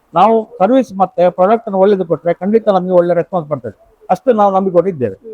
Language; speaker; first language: Kannada; non-native, local second language; Konkani